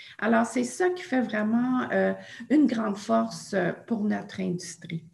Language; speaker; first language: French; native; French